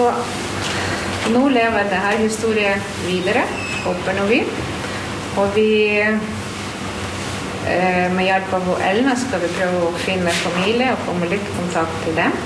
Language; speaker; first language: Norwegian; non-native, fluent; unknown